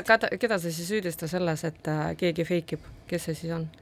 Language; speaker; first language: Estonian; non-native, local second language; Russian